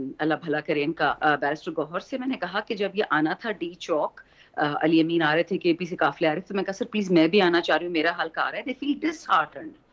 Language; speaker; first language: Urdu; non-native, local second language; Pashto